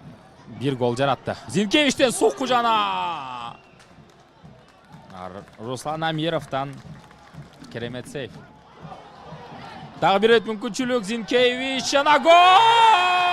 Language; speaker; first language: Kyrgyz; native; Kyrgyz